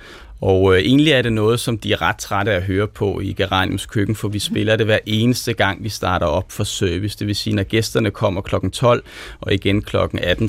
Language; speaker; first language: Danish; native; Danish